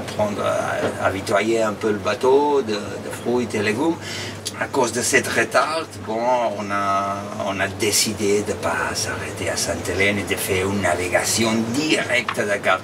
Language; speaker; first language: French; non-native, fluent; Spanish